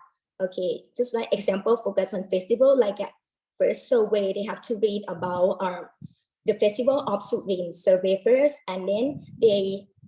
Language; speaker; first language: English; non-native, learner; Thai